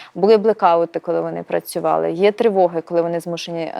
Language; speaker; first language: Ukrainian; native; Ukrainian